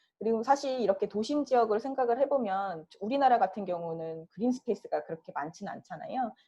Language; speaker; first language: Korean; native; Korean